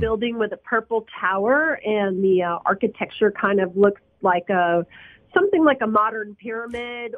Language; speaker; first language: English; early bilingual, other home language; Spanish